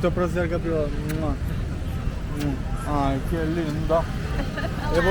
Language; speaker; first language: Portuguese; non-native, learner; Russian